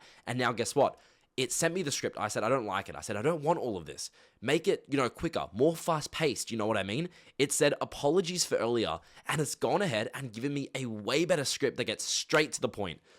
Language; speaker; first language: English; native; English